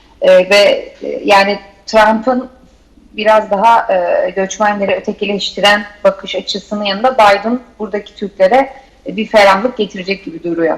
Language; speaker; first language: Turkish; native; Turkish